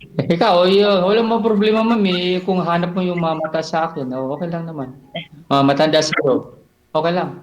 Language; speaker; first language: Filipino; non-native, local second language; Cebuano